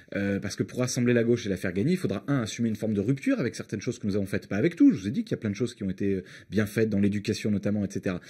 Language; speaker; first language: French; native; French